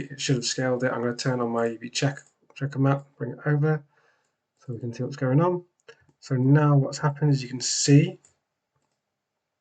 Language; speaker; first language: English; native; English